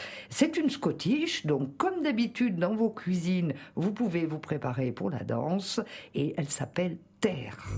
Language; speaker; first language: French; native; French